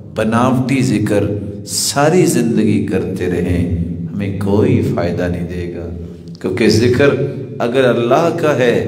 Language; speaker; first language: Urdu; non-native, local second language; Punjabi